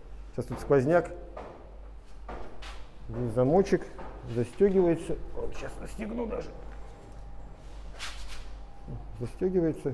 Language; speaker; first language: Russian; native; Russian